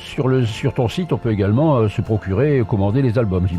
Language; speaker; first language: French; native; French